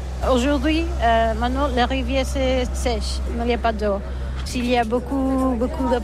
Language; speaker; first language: French; non-native, learner; Catalan